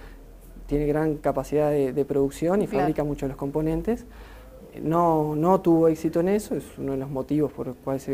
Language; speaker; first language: Spanish; native; Spanish